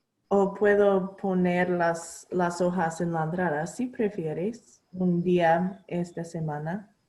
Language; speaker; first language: Spanish; non-native, learner; English